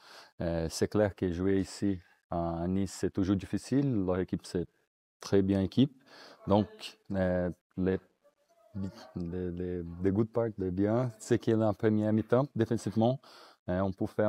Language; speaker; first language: French; non-native, learner; Portuguese